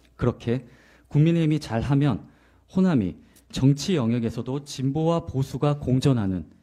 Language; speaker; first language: Korean; native; Korean